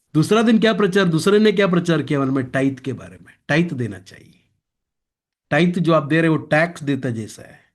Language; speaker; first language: Hindi; non-native, local second language; Malayalam